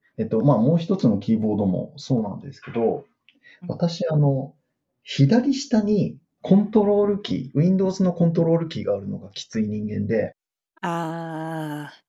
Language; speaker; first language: Japanese; native; Japanese